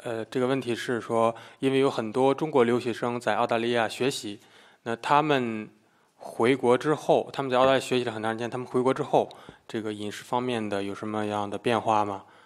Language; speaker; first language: Chinese; native; Chinese